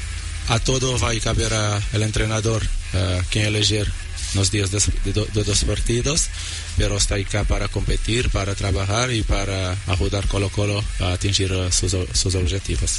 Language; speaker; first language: Spanish; non-native, learner; Portuguese